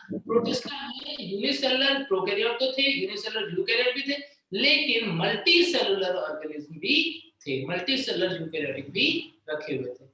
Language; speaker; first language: Hindi; native; Hindi